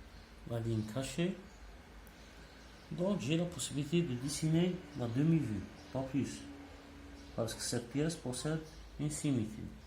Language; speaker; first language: French; non-native, local second language; Arabic